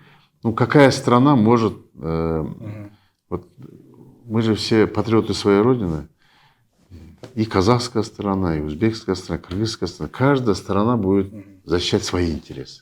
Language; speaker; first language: Russian; non-native, local second language; Kyrgyz